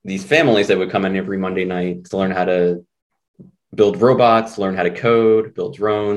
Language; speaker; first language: English; early bilingual, other home language; Spanish